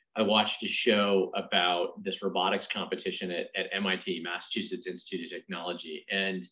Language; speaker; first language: English; native; English